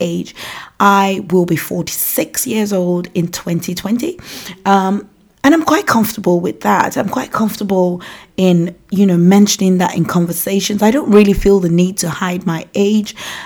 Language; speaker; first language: English; non-native, local second language; Yoruba